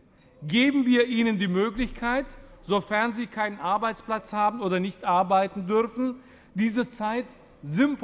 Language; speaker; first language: German; early bilingual, other home language; Turkish